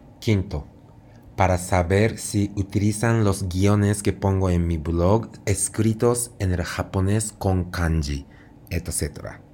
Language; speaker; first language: Spanish; non-native, fluent; Japanese